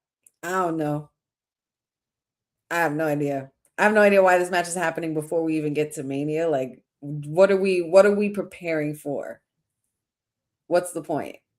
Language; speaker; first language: English; native; English